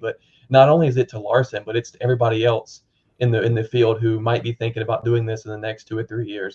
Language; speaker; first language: English; native; English